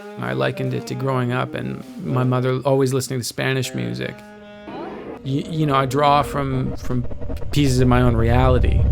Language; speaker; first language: English; native; English